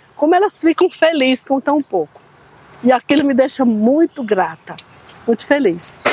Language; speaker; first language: Portuguese; native; Portuguese